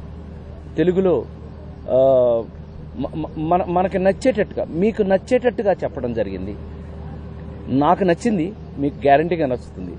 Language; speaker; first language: Telugu; native; Telugu